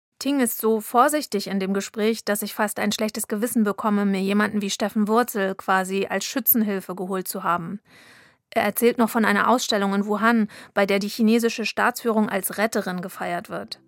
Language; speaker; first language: German; native; German